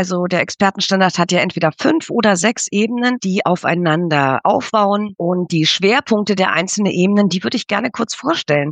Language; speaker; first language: German; native; German